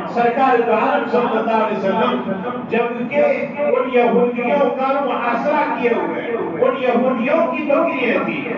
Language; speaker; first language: Urdu; native; Urdu